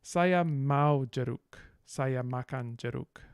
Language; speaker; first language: Indonesian; non-native, learner; English